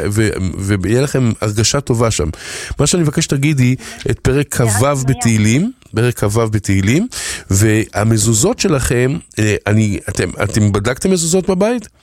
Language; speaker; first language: Hebrew; native; Hebrew